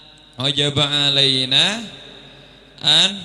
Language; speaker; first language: Arabic; non-native, fluent; Indonesian